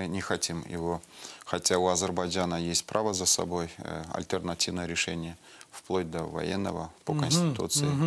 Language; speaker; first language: Russian; non-native, local second language; Azerbaijani